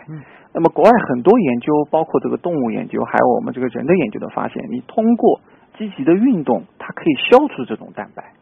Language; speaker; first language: Chinese; native; Chinese